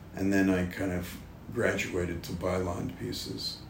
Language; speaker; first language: English; native; English